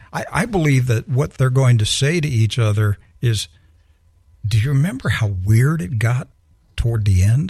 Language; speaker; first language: English; native; English